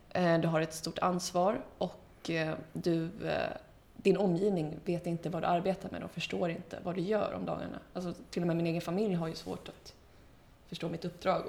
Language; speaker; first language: Swedish; early bilingual, heritage; Swedish